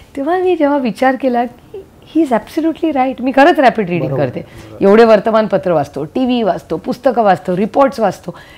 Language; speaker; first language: Marathi; native; Marathi